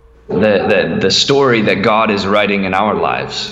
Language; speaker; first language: English; native; English